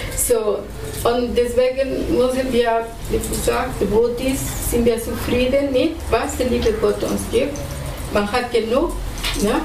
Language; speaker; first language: German; non-native, fluent; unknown